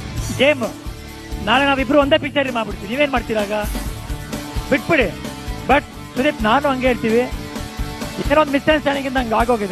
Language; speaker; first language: Kannada; native; Kannada